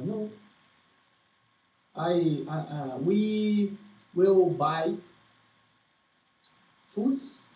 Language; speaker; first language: English; non-native, learner; Portuguese